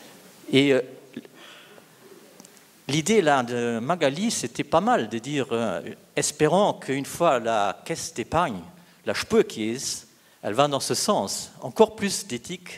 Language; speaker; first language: French; non-native, local second language; Luxembourgish